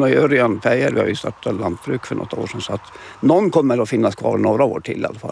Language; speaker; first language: Swedish; non-native, local second language; Finnish